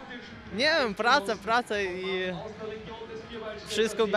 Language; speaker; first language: Polish; non-native, learner; Ukrainian